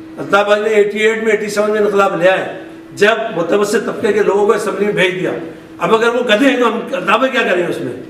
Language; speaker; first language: Urdu; native; Urdu